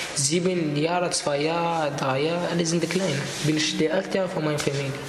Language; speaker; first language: German; non-native, learner; Arabic